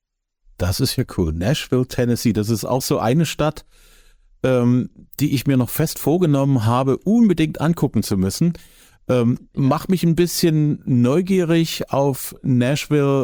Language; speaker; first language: German; native; German